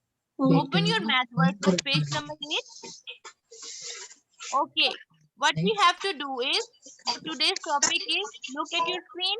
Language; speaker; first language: English; non-native, fluent; Urdu